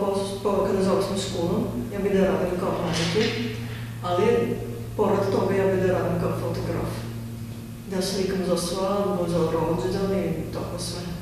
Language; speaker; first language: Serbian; non-native, local second language; Hungarian